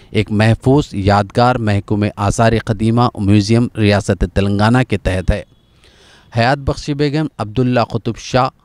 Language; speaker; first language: Hindi; non-native, local second language; Urdu